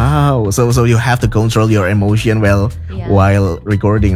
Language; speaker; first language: English; non-native, learner; Indonesian